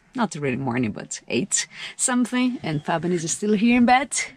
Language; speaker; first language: English; non-native, fluent; Portuguese